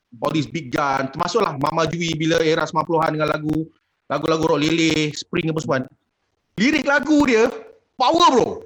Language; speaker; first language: Malay; native; Malay